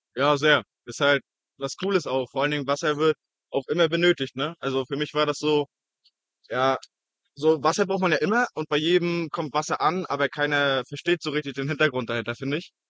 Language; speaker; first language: German; native; German